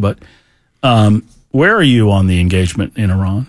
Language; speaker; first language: English; native; English